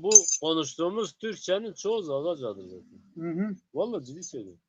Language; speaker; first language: Turkish; non-native, local second language; Zaza